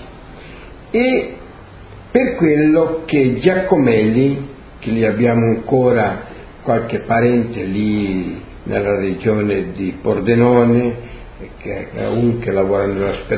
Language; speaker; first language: Italian; early bilingual, heritage; Portuguese